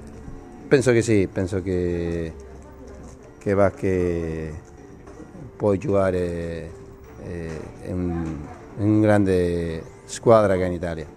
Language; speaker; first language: Italian; non-native, learner; Spanish